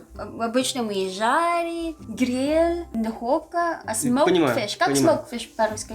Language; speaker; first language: Russian; non-native, learner; Filipino